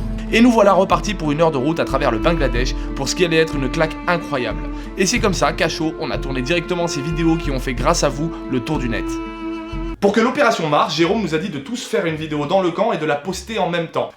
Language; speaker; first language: French; native; French